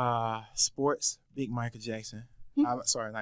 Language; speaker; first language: English; native; English